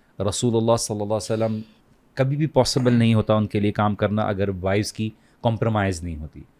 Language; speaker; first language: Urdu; native; Urdu